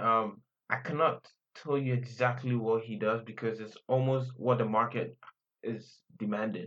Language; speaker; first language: English; non-native, local second language; Akan